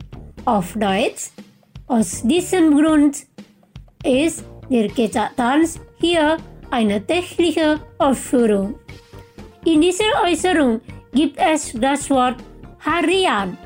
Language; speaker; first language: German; non-native, local second language; Indonesian